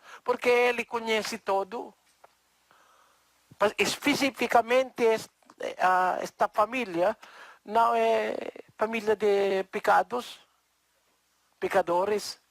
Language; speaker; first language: Portuguese; non-native, learner; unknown